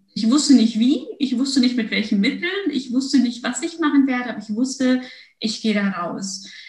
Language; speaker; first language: German; early bilingual, other home language; Turkish